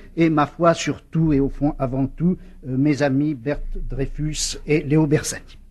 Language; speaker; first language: French; native; French